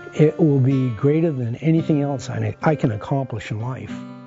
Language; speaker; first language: English; native; English